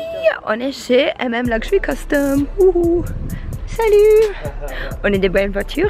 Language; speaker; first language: French; non-native, learner; English